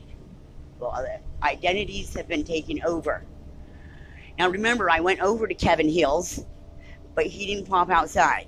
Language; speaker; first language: English; native; English